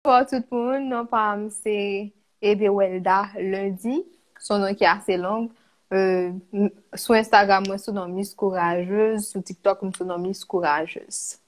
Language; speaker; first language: French; non-native, local second language; Haitian Creole